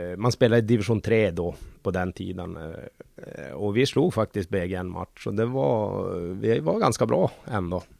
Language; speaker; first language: Swedish; native; Swedish